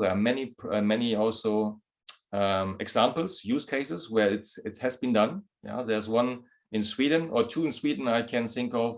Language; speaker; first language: English; non-native, fluent; German